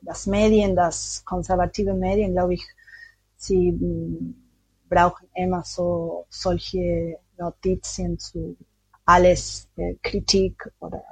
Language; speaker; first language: German; non-native, learner; Spanish